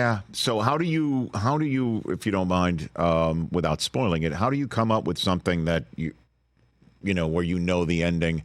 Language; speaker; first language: English; native; English